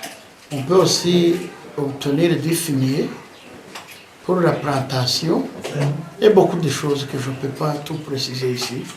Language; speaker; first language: French; non-native, local second language; Kinyarwanda